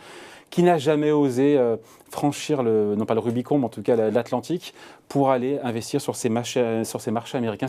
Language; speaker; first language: French; native; French